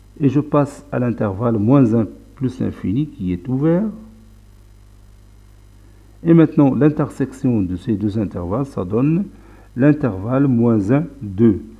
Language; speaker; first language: French; non-native, local second language; Arabic